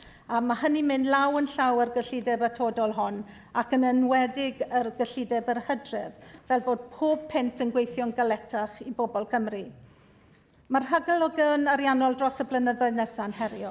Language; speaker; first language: Welsh; native; Welsh